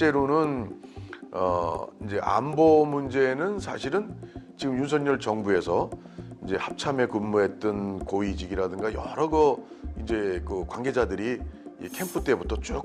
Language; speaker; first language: Korean; native; Korean